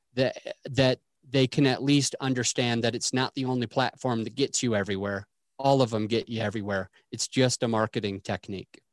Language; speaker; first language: English; native; English